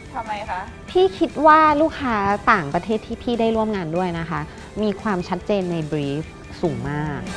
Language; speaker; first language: Thai; native; Thai